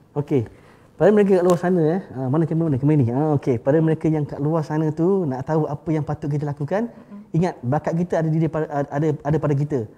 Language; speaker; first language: Malay; native; Malay